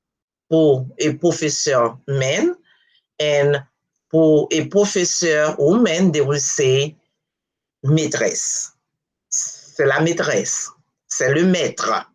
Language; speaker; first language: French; non-native, local second language; Haitian Creole